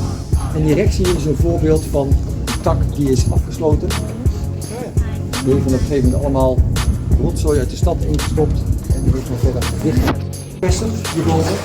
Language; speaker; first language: Dutch; native; Dutch